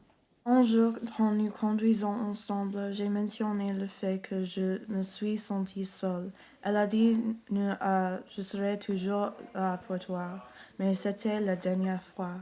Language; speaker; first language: French; non-native, learner; English